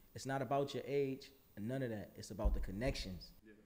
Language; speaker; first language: English; native; English